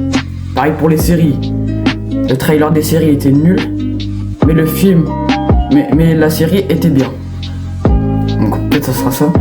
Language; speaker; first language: French; native; French